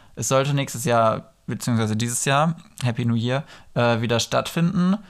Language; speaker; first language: German; early bilingual, other home language; Polish